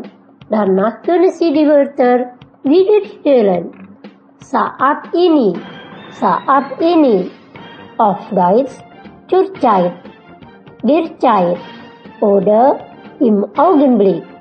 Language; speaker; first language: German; non-native, fluent; Indonesian